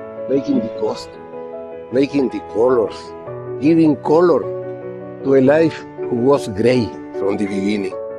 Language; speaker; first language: English; non-native, learner; Spanish